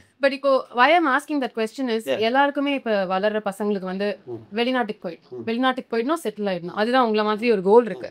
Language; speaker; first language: Tamil; native; Tamil